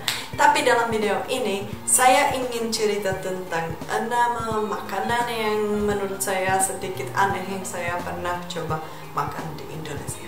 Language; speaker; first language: Indonesian; non-native, fluent; Czech